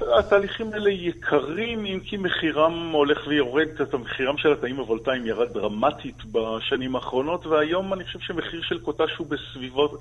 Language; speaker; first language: Hebrew; native; Hebrew